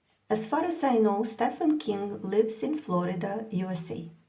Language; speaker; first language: English; non-native, fluent; Ukrainian